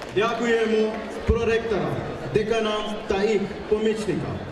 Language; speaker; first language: Ukrainian; non-native, learner; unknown